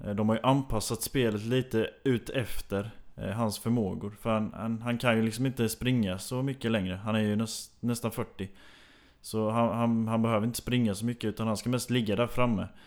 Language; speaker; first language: Swedish; native; Swedish